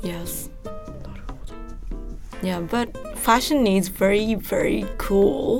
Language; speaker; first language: English; non-native, learner; Japanese